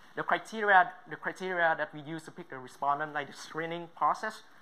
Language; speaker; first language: English; non-native, fluent; Vietnamese